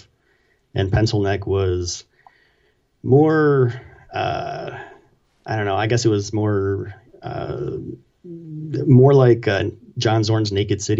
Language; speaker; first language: English; native; English